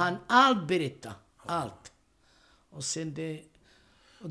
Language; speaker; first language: Swedish; non-native, learner; Romany